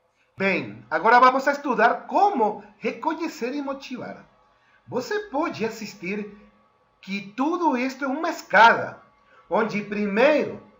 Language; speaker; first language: Portuguese; non-native, fluent; Spanish